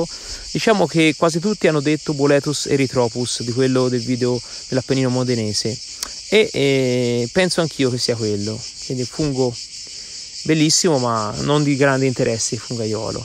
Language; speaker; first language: Italian; native; Italian